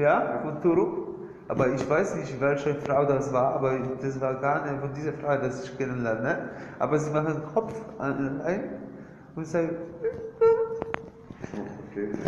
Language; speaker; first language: German; non-native, learner; English